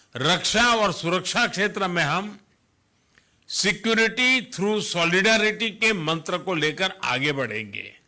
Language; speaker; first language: Hindi; non-native, local second language; Gujarati